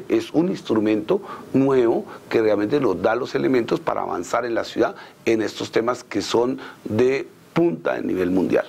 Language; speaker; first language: Spanish; native; Spanish